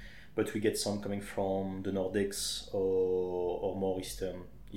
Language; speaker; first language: English; non-native, fluent; French